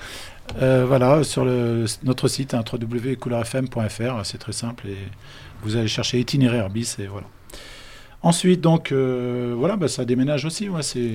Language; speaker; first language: French; native; French